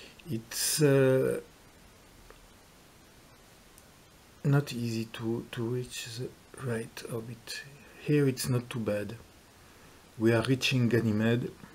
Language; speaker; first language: English; non-native, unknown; French